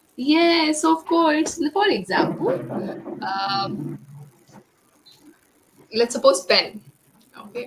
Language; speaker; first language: English; non-native, local second language; Hindi